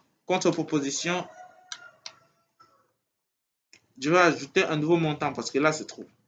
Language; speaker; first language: French; native; French